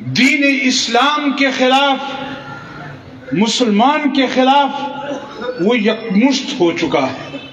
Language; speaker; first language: Urdu; non-native, local second language; Pashto